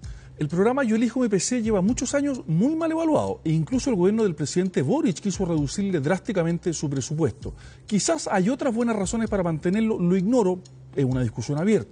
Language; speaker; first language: Spanish; native; Spanish